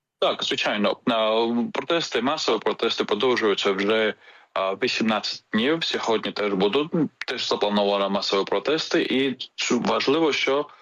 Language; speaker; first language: Ukrainian; non-native, fluent; Georgian